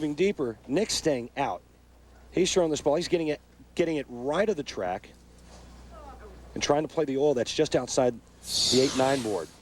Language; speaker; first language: English; native; English